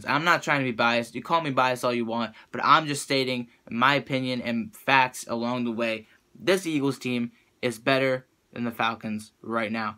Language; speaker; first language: English; native; English